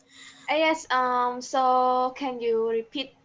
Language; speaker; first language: English; non-native, learner; Khmer